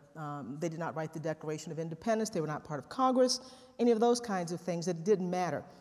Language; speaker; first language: English; native; English